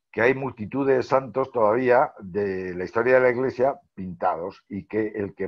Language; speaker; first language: Spanish; native; Spanish